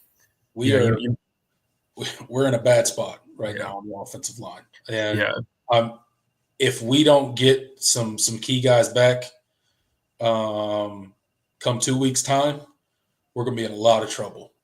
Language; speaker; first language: English; native; English